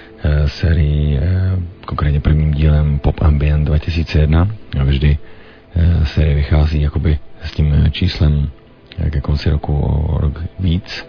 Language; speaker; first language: Czech; native; Czech